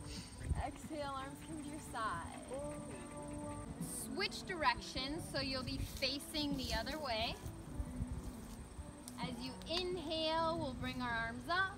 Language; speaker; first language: English; native; English